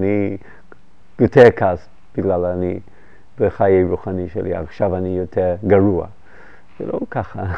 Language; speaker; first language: Hebrew; non-native, fluent; English